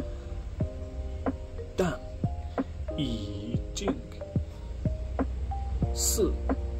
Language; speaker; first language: Chinese; non-native, learner; English